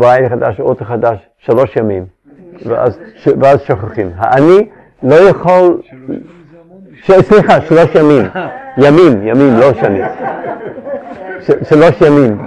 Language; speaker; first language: Hebrew; non-native, fluent; English